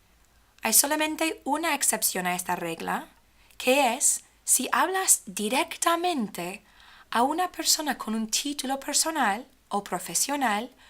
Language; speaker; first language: Spanish; non-native, fluent; English